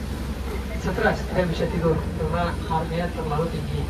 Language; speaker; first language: Indonesian; non-native, fluent; Turkish